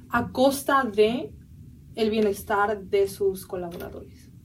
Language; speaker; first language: Spanish; early bilingual, heritage; Spanish